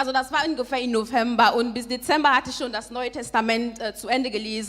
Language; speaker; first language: German; non-native, fluent; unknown